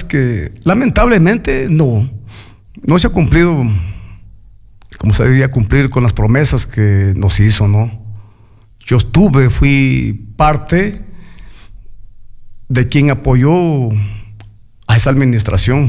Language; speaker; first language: Spanish; native; Spanish